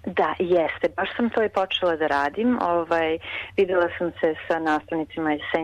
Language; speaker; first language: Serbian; early bilingual, heritage; Serbian